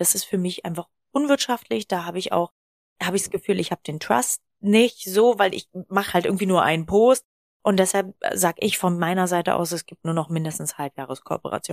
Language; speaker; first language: German; native; German